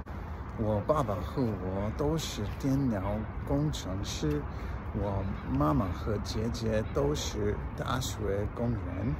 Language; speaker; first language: Chinese; non-native, learner; English